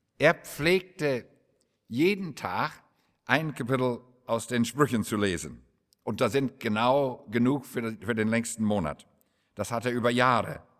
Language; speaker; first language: German; non-native, fluent; English